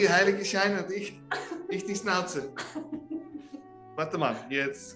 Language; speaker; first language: German; native; German